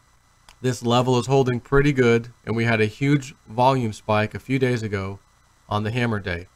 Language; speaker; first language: English; native; English